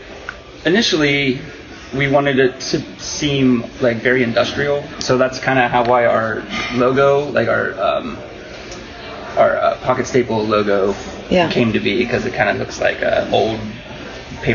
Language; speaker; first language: English; native; English